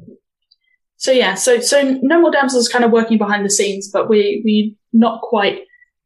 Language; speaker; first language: English; native; English